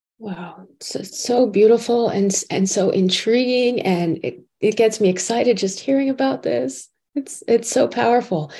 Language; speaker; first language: English; native; English